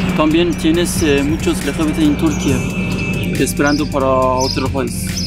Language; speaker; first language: Spanish; non-native, learner; Persian